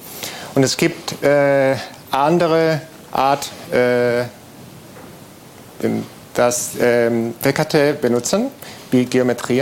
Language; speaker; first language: German; non-native, fluent; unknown